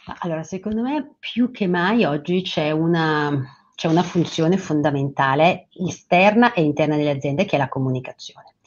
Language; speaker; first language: Italian; native; Italian